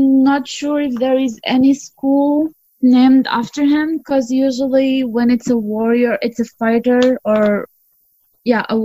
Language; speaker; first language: English; non-native, fluent; Arabic